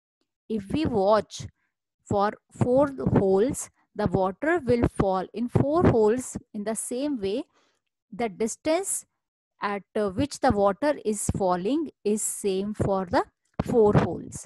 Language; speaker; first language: English; non-native, local second language; Hindi